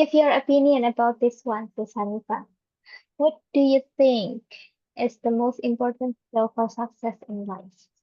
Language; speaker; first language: English; non-native, fluent; Indonesian